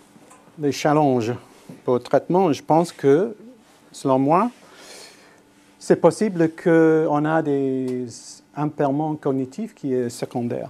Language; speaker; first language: French; non-native, fluent; English